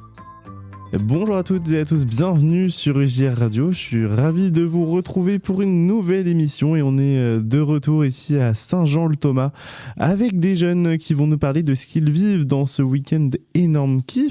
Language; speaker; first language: French; native; French